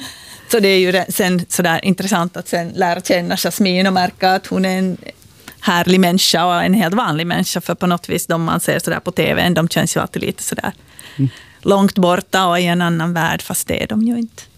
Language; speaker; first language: Swedish; native; Swedish